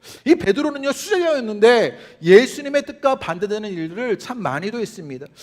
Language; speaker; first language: Korean; native; Korean